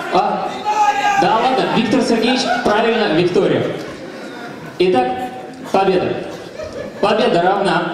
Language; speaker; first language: Russian; native; Russian